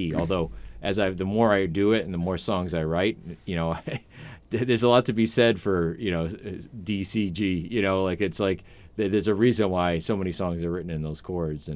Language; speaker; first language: English; native; English